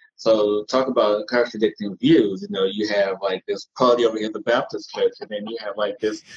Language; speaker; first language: English; native; English